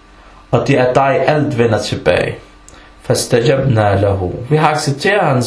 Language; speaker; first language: Danish; early bilingual, other home language; Arabic